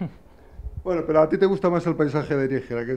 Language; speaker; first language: Spanish; native; Spanish